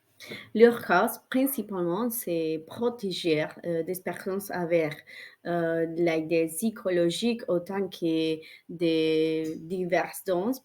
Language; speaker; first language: French; non-native, learner; Spanish